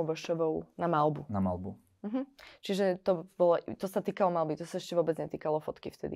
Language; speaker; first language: Slovak; native; Slovak